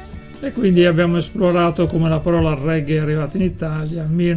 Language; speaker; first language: Italian; native; Italian